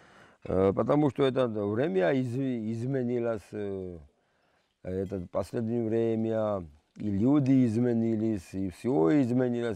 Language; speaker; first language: Russian; non-native, local second language; Georgian